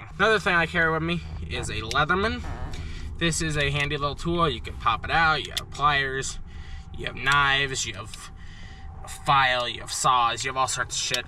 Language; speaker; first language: English; native; English